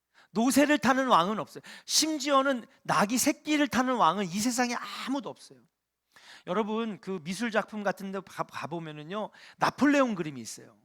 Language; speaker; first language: Korean; native; Korean